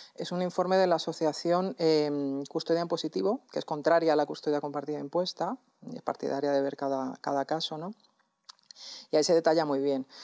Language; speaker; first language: Spanish; native; Spanish